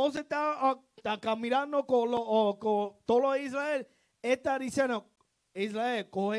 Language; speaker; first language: Spanish; non-native, learner; English